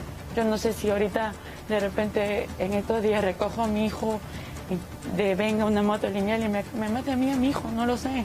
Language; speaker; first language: Spanish; native; Spanish